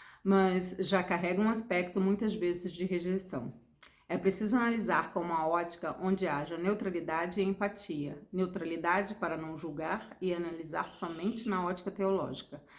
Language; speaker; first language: Portuguese; native; Portuguese